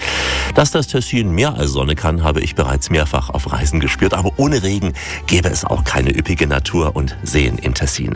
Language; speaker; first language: German; native; German